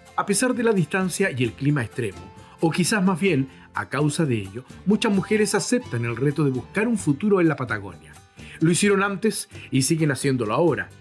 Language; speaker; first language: Spanish; native; Spanish